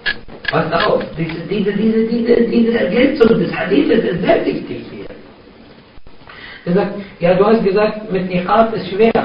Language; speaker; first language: German; non-native, fluent; Arabic